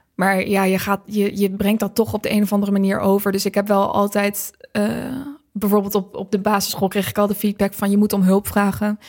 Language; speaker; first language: Dutch; native; Dutch